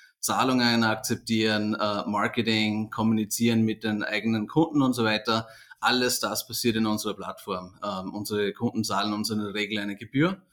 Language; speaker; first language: German; native; German